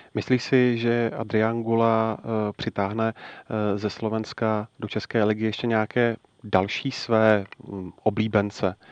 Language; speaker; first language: Czech; native; Czech